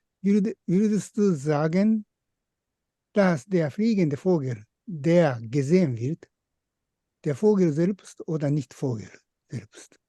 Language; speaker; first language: German; non-native, fluent; Japanese